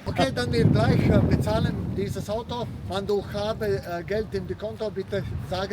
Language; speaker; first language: German; non-native, learner; Latvian